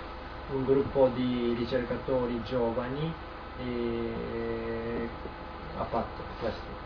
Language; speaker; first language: Italian; non-native, learner; Japanese